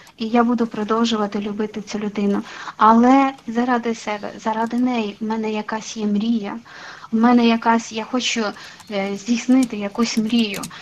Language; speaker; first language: Ukrainian; non-native, local second language; Russian